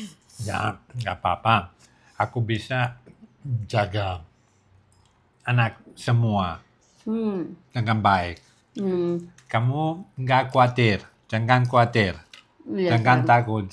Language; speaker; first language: Indonesian; non-native, learner; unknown